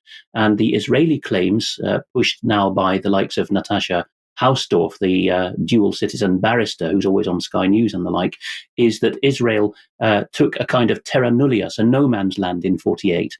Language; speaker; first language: English; non-native, fluent; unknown